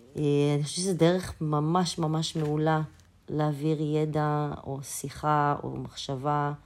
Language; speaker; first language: Hebrew; early bilingual, other home language; Russian